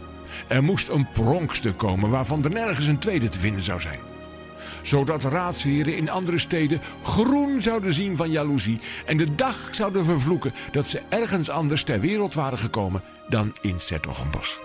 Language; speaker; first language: Dutch; native; Dutch